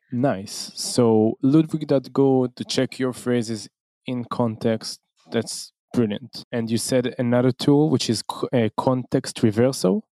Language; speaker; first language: English; non-native, fluent; Hebrew